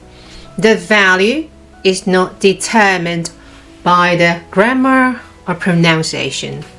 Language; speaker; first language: English; non-native, fluent; Cantonese